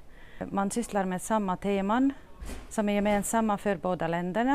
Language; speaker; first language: Swedish; non-native, fluent; Estonian